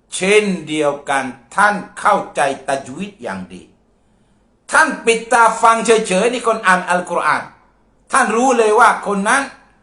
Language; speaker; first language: Thai; non-native, local second language; Malay